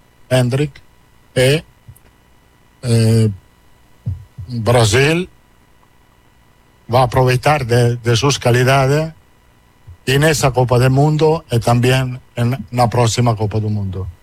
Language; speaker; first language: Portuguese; non-native, learner; Italian